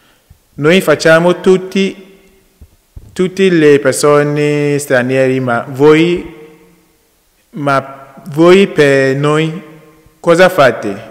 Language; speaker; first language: Italian; non-native, learner; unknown